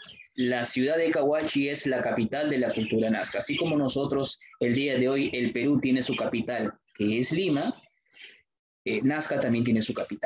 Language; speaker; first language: Spanish; native; Spanish